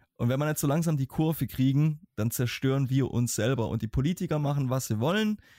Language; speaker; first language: German; native; German